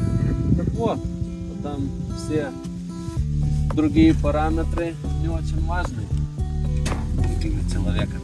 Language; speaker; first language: Russian; non-native, fluent; Lithuanian